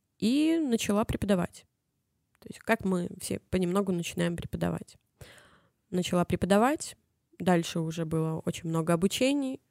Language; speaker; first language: Russian; native; Russian